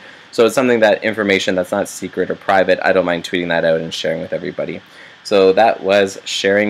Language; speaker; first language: English; native; English